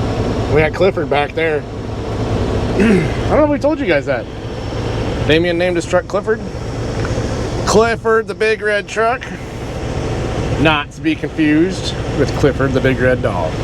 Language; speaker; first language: English; native; English